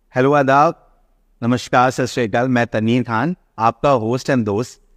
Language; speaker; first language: Hindi; native; Hindi